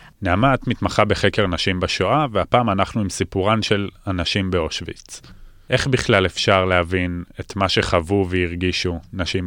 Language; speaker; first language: Hebrew; native; Hebrew